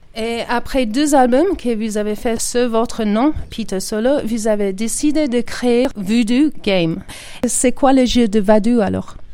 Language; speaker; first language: French; native; French